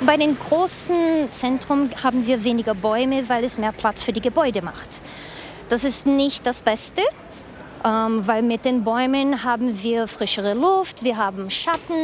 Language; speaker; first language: German; non-native, fluent; Portuguese